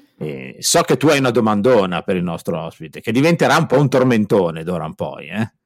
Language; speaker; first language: Italian; native; Italian